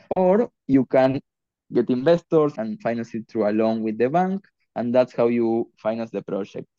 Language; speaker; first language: English; non-native, fluent; Spanish